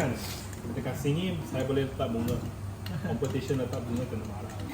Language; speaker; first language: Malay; non-native, local second language; Chinese